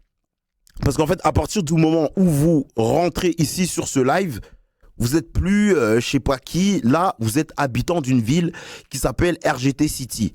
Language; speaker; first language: French; native; French